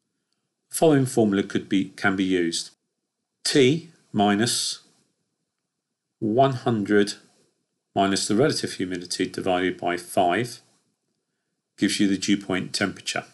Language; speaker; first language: English; native; English